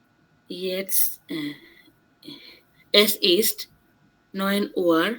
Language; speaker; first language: German; non-native, learner; Bangla